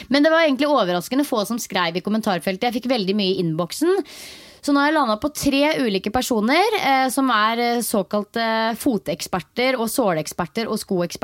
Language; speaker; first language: Norwegian; native; Norwegian